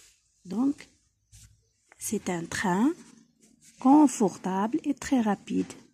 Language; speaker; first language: French; non-native, local second language; Arabic